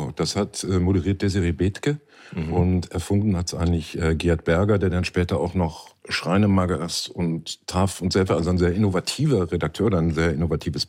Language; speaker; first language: German; native; German